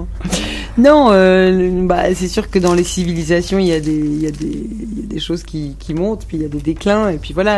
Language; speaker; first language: French; non-native, local second language; Arabic